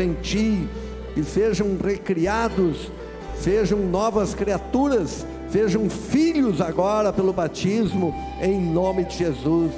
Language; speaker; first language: Portuguese; native; Portuguese